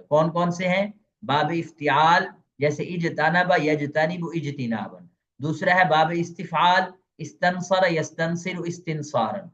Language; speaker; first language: Urdu; non-native, local second language; Punjabi